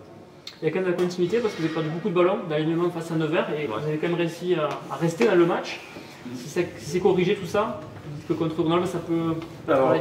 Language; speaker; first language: French; native; French